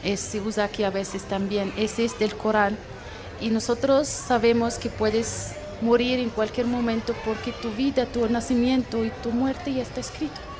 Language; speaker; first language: Spanish; non-native, fluent; Arabic